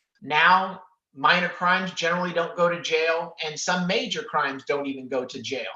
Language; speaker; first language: English; native; English